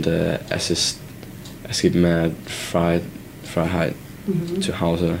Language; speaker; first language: German; non-native, learner; English